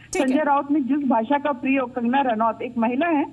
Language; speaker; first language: Hindi; native; Hindi